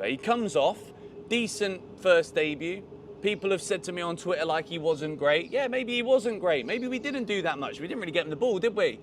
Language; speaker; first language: English; native; English